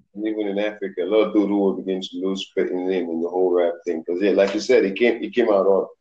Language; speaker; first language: English; non-native, local second language; Yoruba